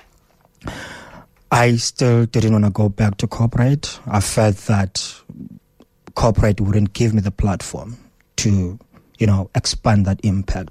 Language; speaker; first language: English; non-native, local second language; Xhosa